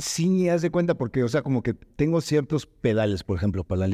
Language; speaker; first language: Spanish; native; Spanish